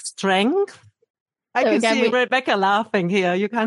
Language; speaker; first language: English; non-native, fluent; German